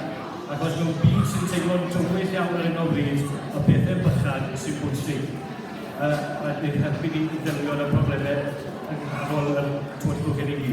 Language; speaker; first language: Welsh; native; Welsh